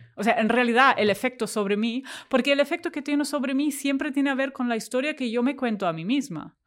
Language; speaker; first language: Spanish; non-native, fluent; German